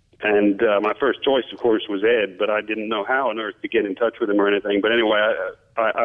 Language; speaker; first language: English; native; English